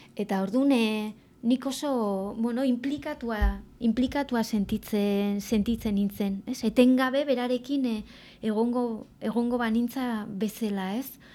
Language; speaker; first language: Basque; native; Basque